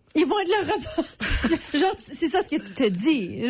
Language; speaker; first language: French; native; French